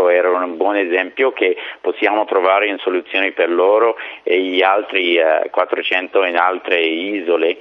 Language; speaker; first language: Italian; non-native, fluent; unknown